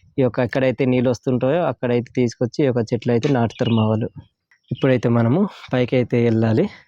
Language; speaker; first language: Telugu; native; Telugu